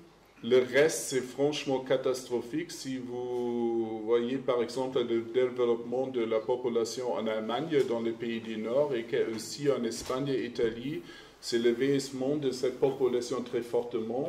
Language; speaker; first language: French; non-native, fluent; German